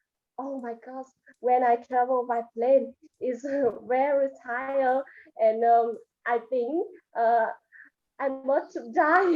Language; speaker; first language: English; non-native, learner; Vietnamese